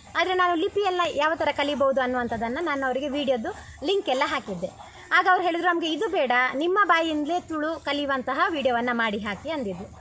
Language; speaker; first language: Kannada; non-native, local second language; Tulu